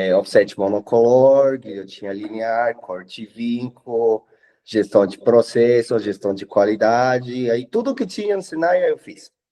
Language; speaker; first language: Portuguese; non-native, fluent; Spanish